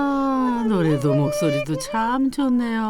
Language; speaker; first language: Korean; native; Korean